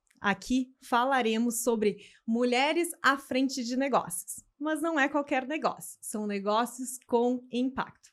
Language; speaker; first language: Portuguese; native; Portuguese